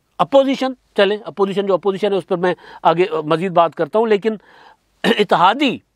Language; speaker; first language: Urdu; non-native, local second language; Sindhi